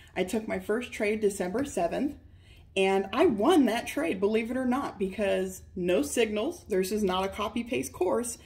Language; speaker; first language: English; native; English